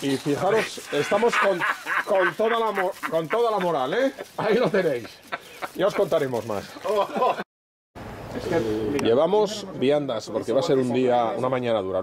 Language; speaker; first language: Spanish; native; Spanish